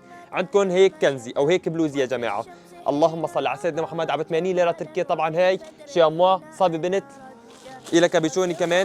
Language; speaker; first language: Arabic; native; Arabic